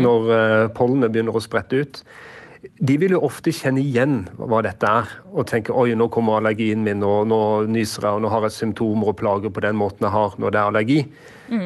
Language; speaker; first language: Norwegian; native; Norwegian